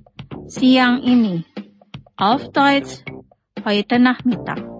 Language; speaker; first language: German; non-native, fluent; Indonesian